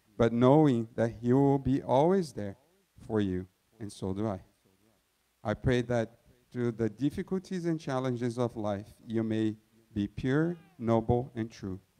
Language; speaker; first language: English; non-native, fluent; Portuguese